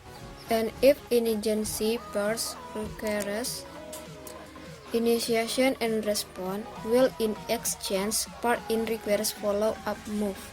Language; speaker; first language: English; non-native, learner; Indonesian